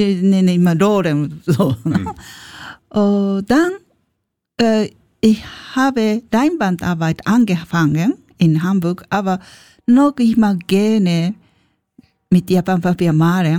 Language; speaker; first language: German; non-native, learner; Japanese